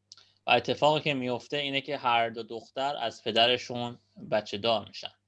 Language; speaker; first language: Persian; native; Persian